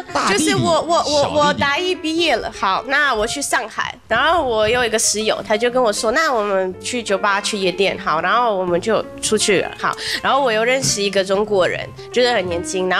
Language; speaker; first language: Chinese; non-native, fluent; Russian